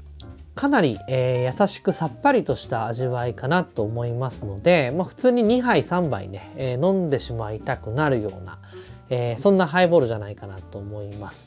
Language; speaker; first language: Japanese; native; Japanese